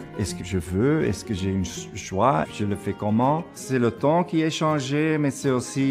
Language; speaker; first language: French; non-native, local second language; Dutch